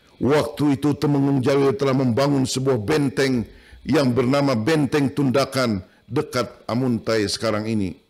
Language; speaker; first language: Indonesian; non-native, local second language; Banjar